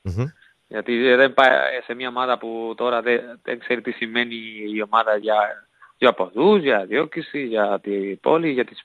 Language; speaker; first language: Greek; non-native, fluent; Spanish